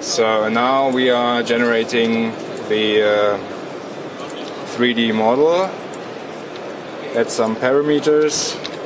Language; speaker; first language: English; non-native, fluent; German